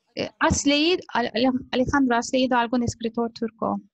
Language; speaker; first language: Spanish; non-native, fluent; Turkish